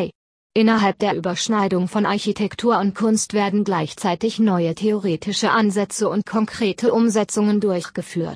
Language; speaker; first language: German; native; German